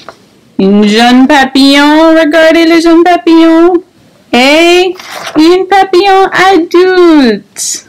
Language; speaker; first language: French; non-native, fluent; English